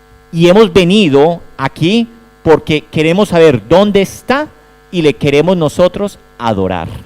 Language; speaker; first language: Spanish; native; Spanish